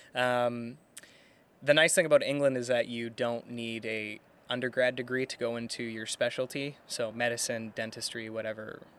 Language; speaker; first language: English; native; English